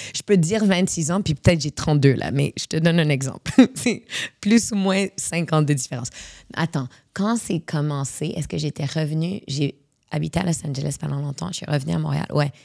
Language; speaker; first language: French; native; French